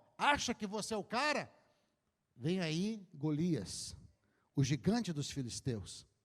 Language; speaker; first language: Portuguese; native; Portuguese